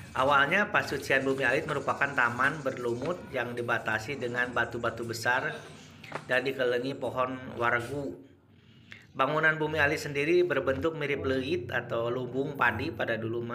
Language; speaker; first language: Indonesian; non-native, local second language; Sundanese